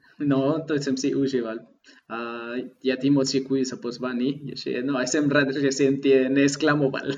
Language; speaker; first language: Czech; non-native, fluent; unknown